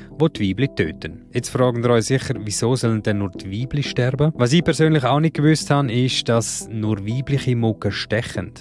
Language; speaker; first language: German; native; German